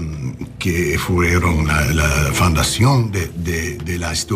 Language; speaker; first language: Spanish; non-native, learner; English